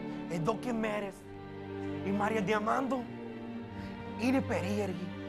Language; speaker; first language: Greek; non-native, fluent; Spanish